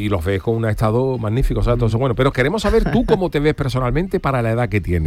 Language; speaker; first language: Spanish; native; Spanish